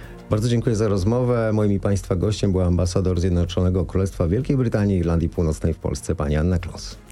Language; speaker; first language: Polish; native; Polish